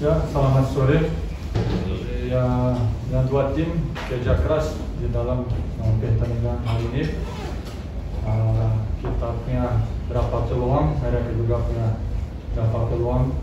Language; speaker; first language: Indonesian; non-native, learner; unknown